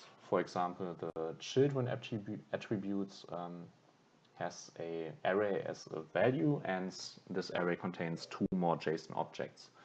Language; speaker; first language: English; non-native, fluent; German